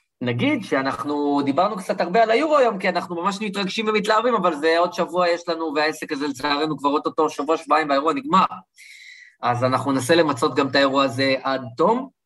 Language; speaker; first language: Hebrew; early bilingual, other home language; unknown